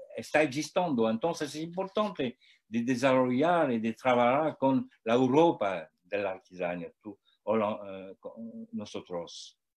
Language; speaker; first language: Spanish; non-native, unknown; French